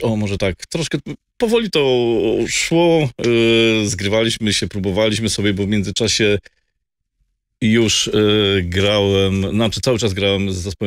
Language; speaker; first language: Polish; native; Polish